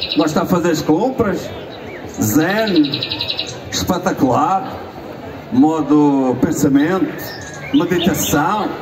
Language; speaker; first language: Portuguese; early bilingual, heritage; Portuguese